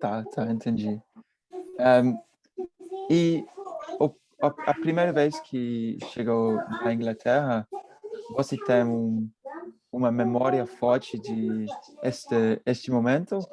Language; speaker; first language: Portuguese; non-native, learner; English